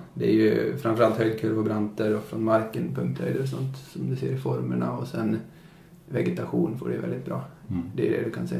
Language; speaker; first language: Swedish; native; Swedish